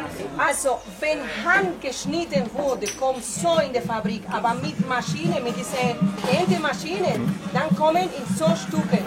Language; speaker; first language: German; non-native, fluent; French